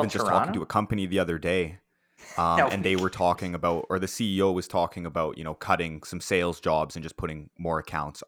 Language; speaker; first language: English; native; English